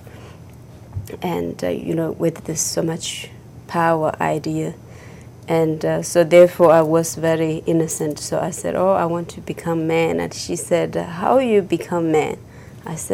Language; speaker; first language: English; non-native, fluent; Chinese